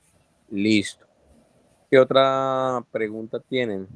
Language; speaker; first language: Spanish; native; Spanish